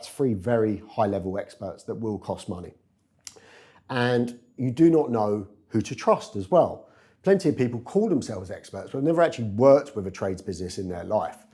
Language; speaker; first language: English; native; English